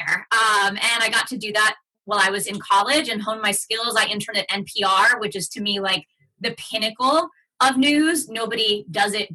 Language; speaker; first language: English; early bilingual, other home language; Spanish